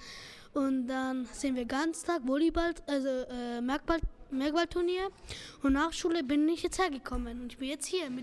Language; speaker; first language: German; early bilingual, other home language; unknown